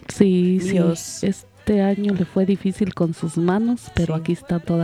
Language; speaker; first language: Spanish; native; Spanish